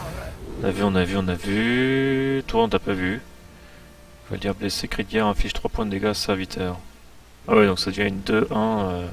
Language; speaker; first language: French; native; French